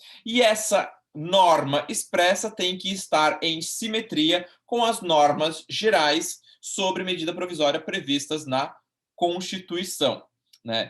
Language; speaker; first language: Portuguese; native; Portuguese